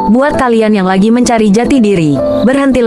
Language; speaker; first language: Indonesian; native; Indonesian